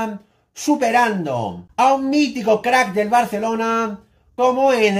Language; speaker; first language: Spanish; native; Spanish